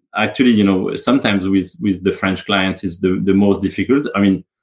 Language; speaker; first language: English; non-native, fluent; French